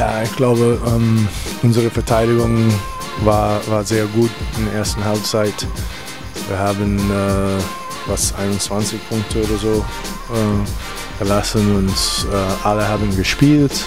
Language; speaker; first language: German; non-native, fluent; English